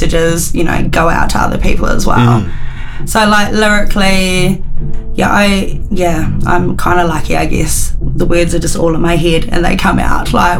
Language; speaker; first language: English; native; English